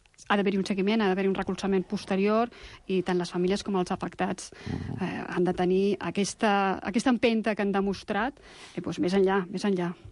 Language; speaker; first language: Catalan; non-native, local second language; Spanish